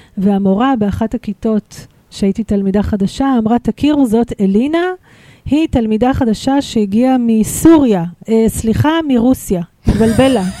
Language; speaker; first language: Hebrew; early bilingual, other home language; Russian